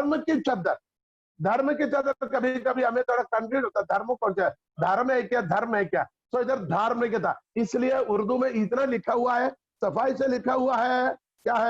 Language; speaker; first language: Hindi; non-native, local second language; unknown